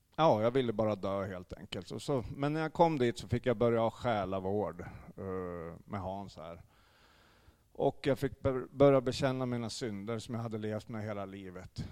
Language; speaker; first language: Swedish; native; Swedish